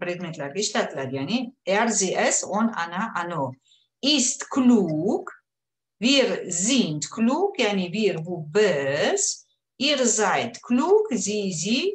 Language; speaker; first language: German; non-native, fluent; Uzbek